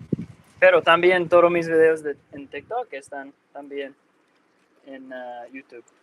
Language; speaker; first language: Spanish; non-native, learner; English